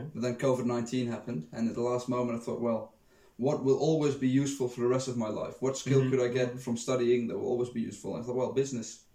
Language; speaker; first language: English; non-native, fluent; Dutch